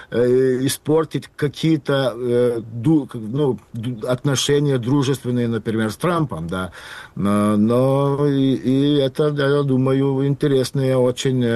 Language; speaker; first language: Russian; non-native, fluent; Lithuanian